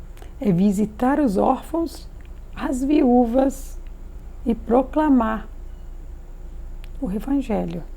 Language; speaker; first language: Portuguese; native; Portuguese